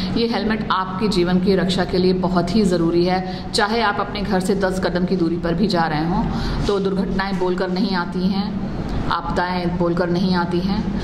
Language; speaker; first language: Hindi; native; Hindi